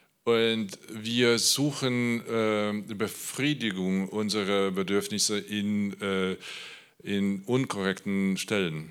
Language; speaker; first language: German; non-native, learner; Polish